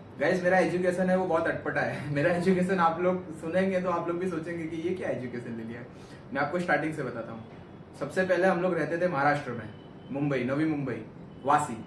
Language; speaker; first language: Hindi; native; Hindi